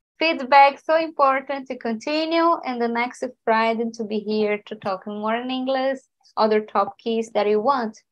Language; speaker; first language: English; non-native, learner; Portuguese